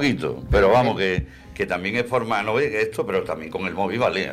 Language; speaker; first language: Spanish; native; Spanish